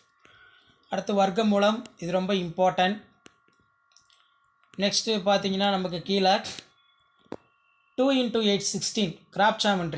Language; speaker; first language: Tamil; native; Tamil